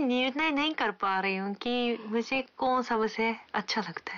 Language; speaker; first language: Hindi; non-native, fluent; Japanese